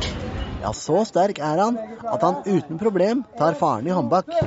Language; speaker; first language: Norwegian; native; Norwegian